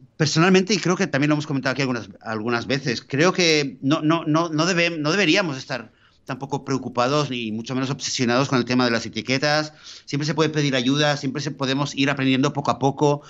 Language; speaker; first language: Spanish; native; Spanish